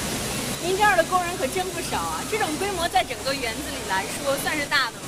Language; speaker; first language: Chinese; native; Chinese